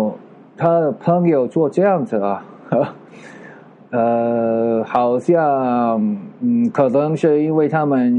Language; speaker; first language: Chinese; non-native, learner; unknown